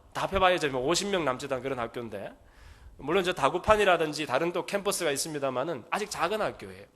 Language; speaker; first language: Korean; native; Korean